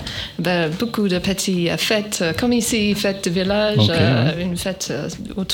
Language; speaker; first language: French; non-native, learner; English